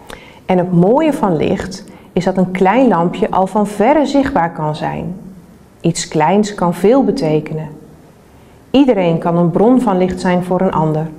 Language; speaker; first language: Dutch; native; Dutch